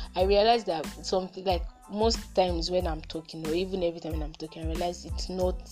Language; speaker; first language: English; non-native, local second language; Yoruba